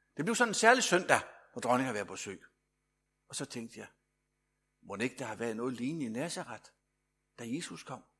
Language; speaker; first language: Danish; native; Danish